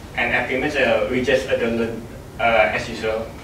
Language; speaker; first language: English; non-native, learner; Indonesian